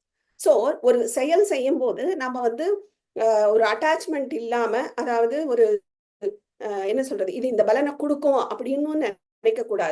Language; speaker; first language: Tamil; native; Tamil